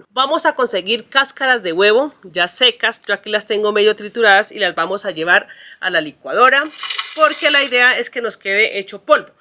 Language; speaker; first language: Spanish; native; Spanish